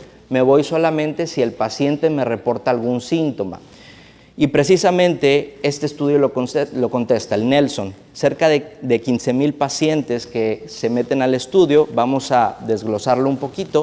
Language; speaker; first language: Spanish; native; Spanish